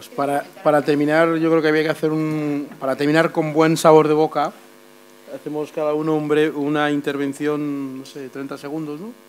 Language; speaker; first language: Spanish; native; Spanish